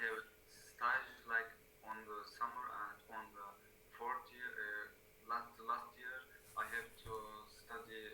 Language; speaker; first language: English; non-native, learner; Turkish